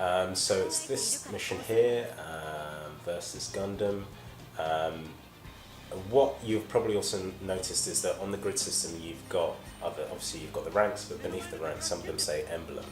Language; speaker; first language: English; native; English